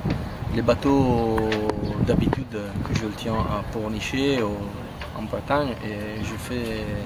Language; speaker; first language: French; non-native, fluent; Italian